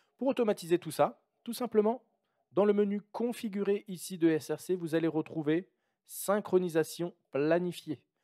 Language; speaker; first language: French; native; French